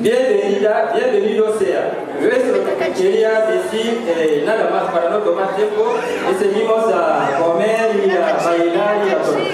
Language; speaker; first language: Spanish; non-native, learner; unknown